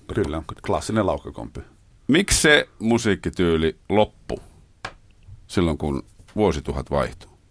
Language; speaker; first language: Finnish; native; Finnish